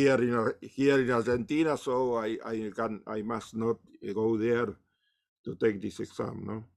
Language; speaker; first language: English; non-native, learner; Spanish